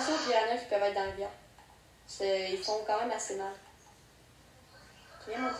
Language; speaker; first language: French; native; French